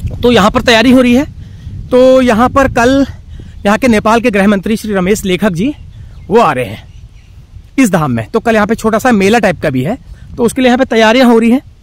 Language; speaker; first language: Hindi; native; Hindi